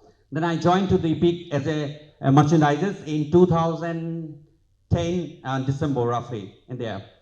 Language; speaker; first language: English; non-native, local second language; Bangla